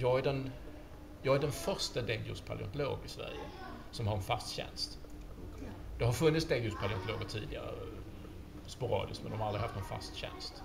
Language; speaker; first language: Swedish; native; Swedish